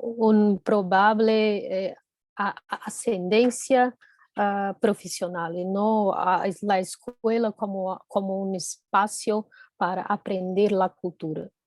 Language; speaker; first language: Spanish; non-native, fluent; Portuguese